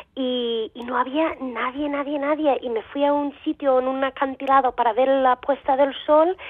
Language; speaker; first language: Spanish; non-native, fluent; English